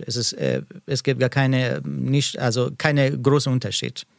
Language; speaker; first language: German; non-native, learner; Persian